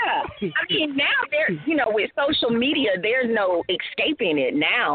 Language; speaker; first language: English; native; English